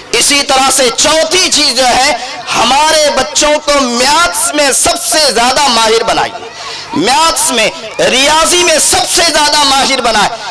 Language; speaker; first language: Urdu; native; Urdu